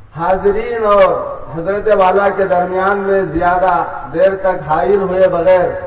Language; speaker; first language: Urdu; native; Urdu